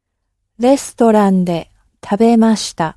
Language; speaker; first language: Japanese; non-native, learner; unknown